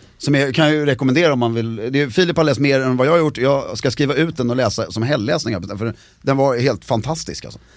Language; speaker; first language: Swedish; native; Swedish